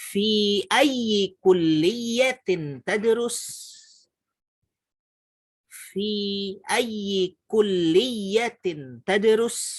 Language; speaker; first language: Arabic; non-native, fluent; Indonesian